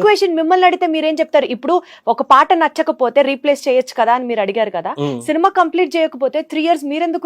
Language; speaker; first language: Telugu; native; Telugu